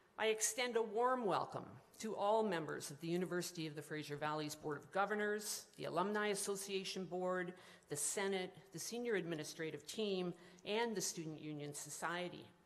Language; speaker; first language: English; native; English